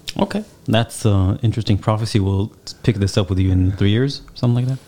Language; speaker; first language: English; non-native, fluent; Hebrew